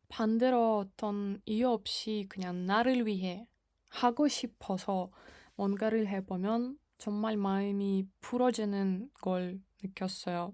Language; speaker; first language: Korean; non-native, fluent; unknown